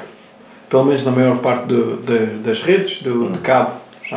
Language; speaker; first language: Portuguese; native; Portuguese